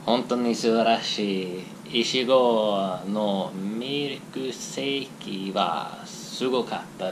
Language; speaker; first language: Japanese; non-native, learner; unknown